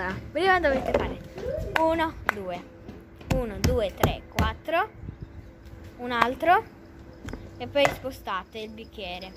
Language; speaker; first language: Italian; early bilingual, other home language; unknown